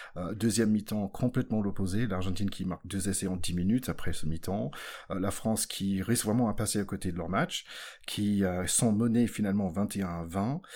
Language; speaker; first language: French; non-native, fluent; English